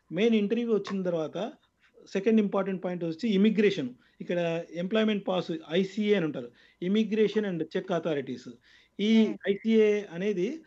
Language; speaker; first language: Telugu; native; Telugu